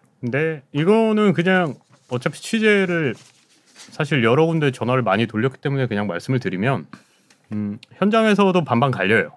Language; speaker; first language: Korean; native; Korean